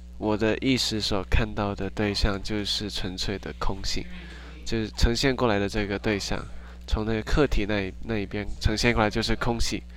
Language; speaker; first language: Chinese; non-native, learner; German